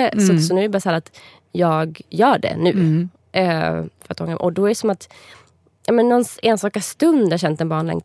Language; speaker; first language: Swedish; native; Swedish